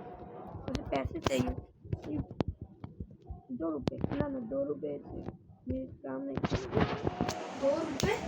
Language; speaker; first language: Hindi; non-native, learner; Bangla